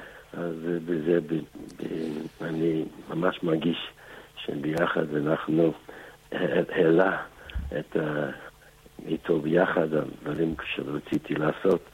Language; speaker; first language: Hebrew; non-native, fluent; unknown